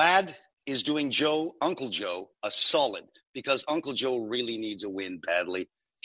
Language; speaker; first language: English; non-native, fluent; French